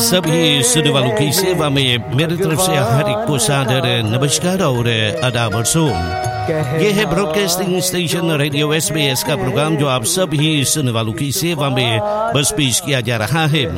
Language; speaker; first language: Hindi; early bilingual, heritage; Hindi